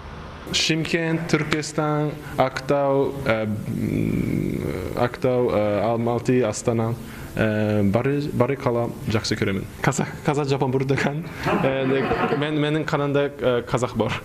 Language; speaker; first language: Kazakh; non-native, learner; Japanese